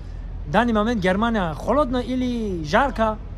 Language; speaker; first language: Russian; non-native, learner; Tajik